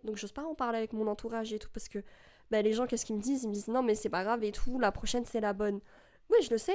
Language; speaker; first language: French; native; French